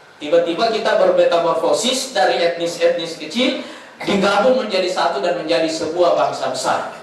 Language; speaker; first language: Indonesian; non-native, local second language; Buginese